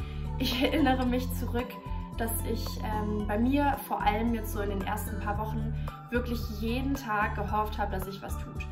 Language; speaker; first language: German; native; German